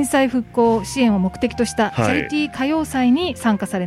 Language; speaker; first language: Japanese; native; Japanese